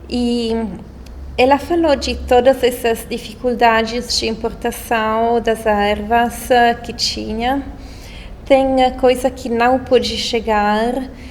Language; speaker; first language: Portuguese; non-native, fluent; Italian